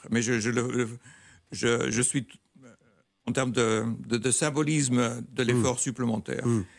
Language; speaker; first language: French; non-native, fluent; German